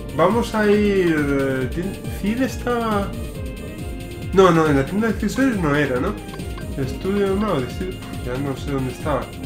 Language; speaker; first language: Spanish; native; Spanish